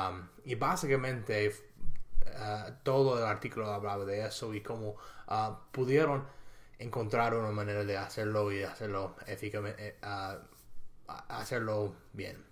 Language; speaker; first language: Spanish; non-native, fluent; English